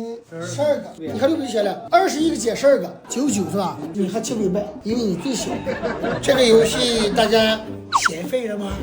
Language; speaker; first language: Chinese; native; Chinese